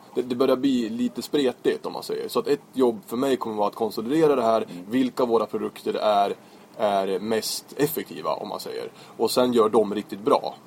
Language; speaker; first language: Swedish; native; Swedish